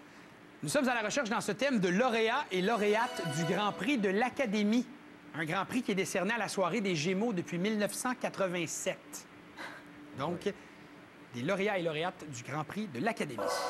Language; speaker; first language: French; native; French